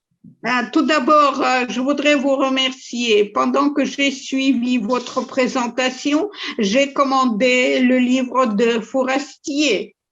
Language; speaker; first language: French; non-native, fluent; Russian